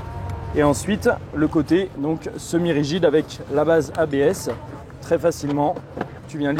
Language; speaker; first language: French; native; French